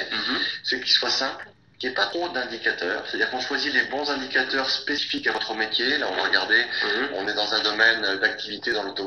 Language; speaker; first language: French; native; French